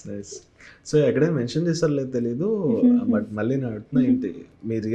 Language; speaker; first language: Telugu; native; Telugu